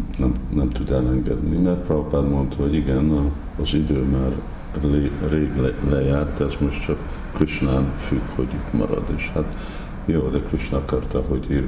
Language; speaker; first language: Hungarian; non-native, fluent; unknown